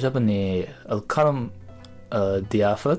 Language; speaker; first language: Arabic; non-native, fluent; Japanese